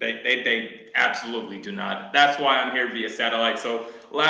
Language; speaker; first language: English; native; English